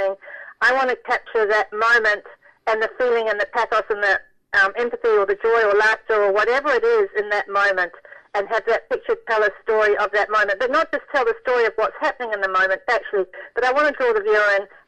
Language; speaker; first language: English; native; English